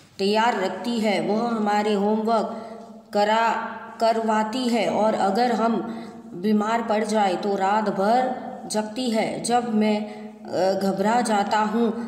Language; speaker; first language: Hindi; non-native, local second language; Gujarati